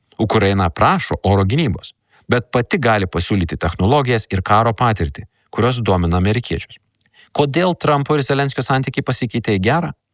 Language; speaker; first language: Lithuanian; native; Lithuanian